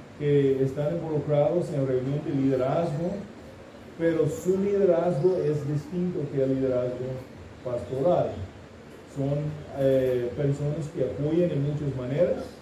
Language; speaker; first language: Spanish; non-native, fluent; English